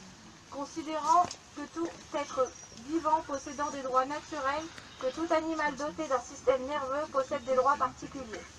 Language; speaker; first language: French; native; French